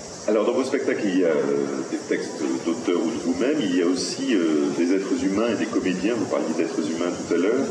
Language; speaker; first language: French; native; French